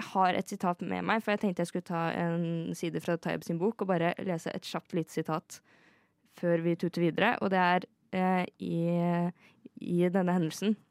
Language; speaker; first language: Norwegian; native; Norwegian